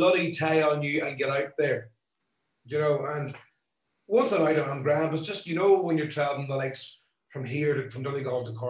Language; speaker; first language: English; native; English